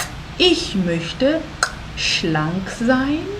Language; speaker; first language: German; non-native, fluent; Portuguese